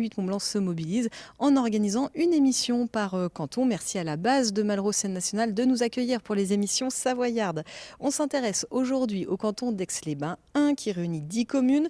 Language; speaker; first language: French; native; French